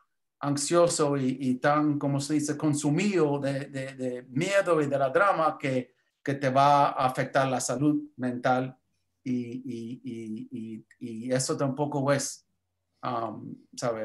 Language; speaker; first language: Spanish; early bilingual, heritage; English